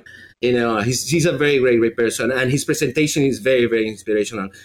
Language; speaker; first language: English; non-native, fluent; Spanish